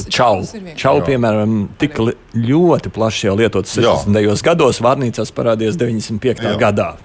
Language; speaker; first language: Latvian; native; Latvian